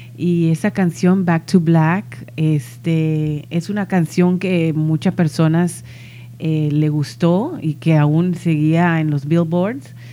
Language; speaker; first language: Spanish; early bilingual, heritage; Spanish